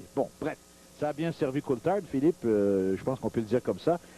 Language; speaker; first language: French; native; French